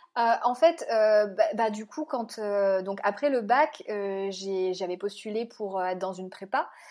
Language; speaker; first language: French; native; French